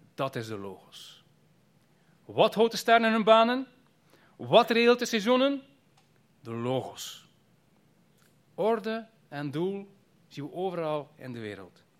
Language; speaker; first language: Dutch; native; Dutch